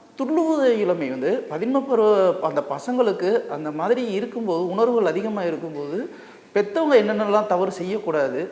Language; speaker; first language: Tamil; native; Tamil